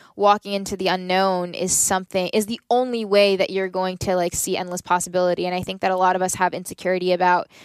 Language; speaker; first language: English; native; English